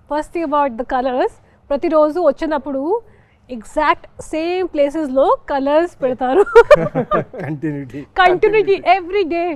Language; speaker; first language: Telugu; non-native, local second language; Hindi